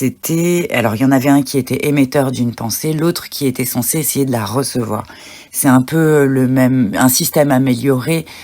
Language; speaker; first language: French; native; French